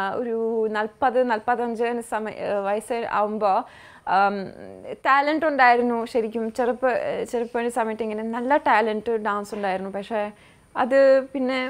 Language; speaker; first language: Malayalam; non-native, fluent; French